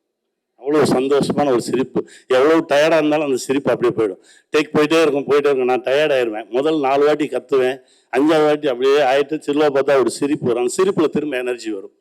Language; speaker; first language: Tamil; native; Tamil